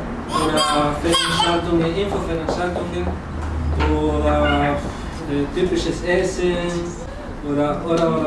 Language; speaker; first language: German; non-native, fluent; Spanish